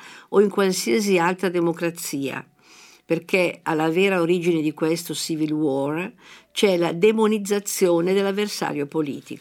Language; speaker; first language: Italian; native; Italian